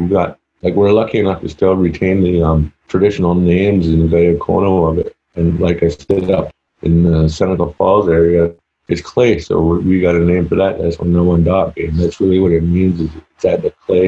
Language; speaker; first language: English; native; English